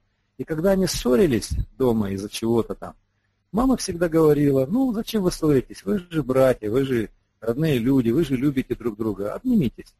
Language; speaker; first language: Russian; native; Russian